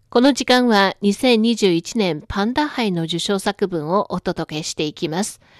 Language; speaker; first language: Japanese; non-native, fluent; Chinese